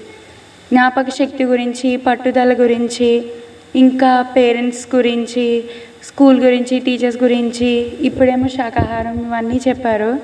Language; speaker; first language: Telugu; native; Telugu